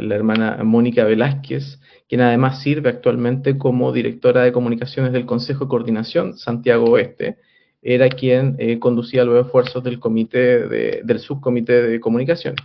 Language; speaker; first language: Spanish; native; Spanish